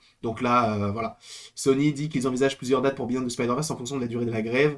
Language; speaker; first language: French; native; French